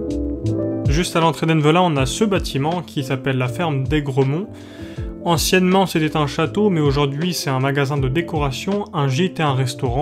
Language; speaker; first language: French; native; French